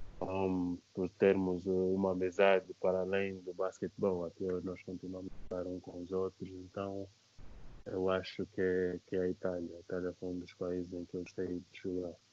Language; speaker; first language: Portuguese; native; Portuguese